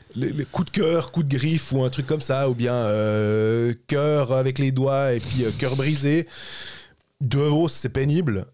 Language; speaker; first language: French; native; French